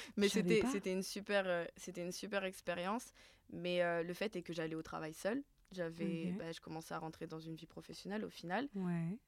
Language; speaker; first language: French; native; French